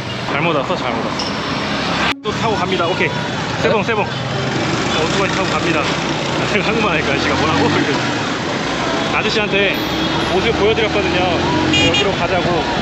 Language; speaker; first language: Korean; native; Korean